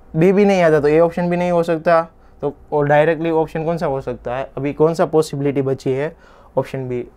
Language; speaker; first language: Hindi; non-native, local second language; Gujarati